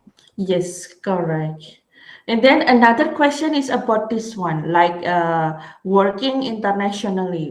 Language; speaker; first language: English; non-native, learner; Indonesian